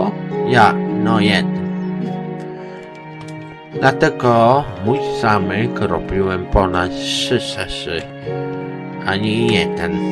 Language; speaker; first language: Polish; non-native, learner; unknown